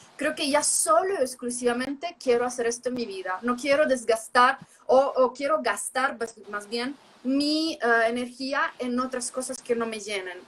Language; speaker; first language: Spanish; non-native, fluent; Italian